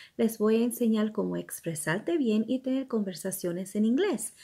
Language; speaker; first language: Spanish; early bilingual, heritage; Spanish